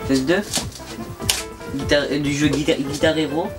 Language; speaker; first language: French; native; French